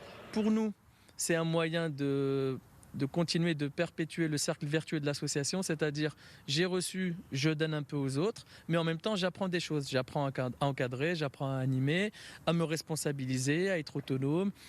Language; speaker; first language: French; native; French